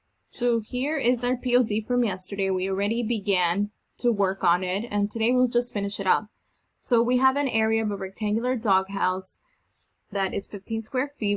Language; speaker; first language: English; native; English